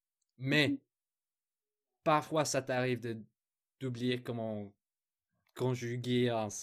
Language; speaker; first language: French; non-native, fluent; English